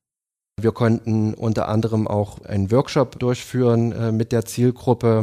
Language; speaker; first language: German; native; German